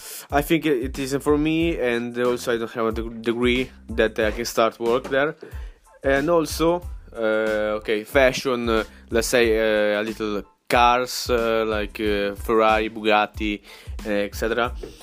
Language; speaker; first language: English; non-native, learner; Ukrainian